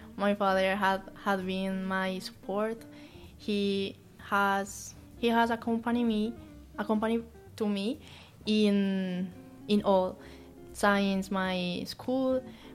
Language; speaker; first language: English; non-native, learner; Spanish